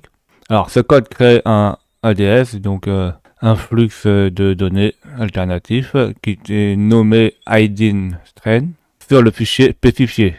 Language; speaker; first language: French; native; French